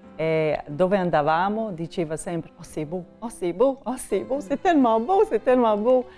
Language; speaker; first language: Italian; early bilingual, heritage; Italian